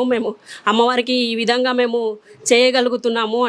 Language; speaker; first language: Telugu; native; Telugu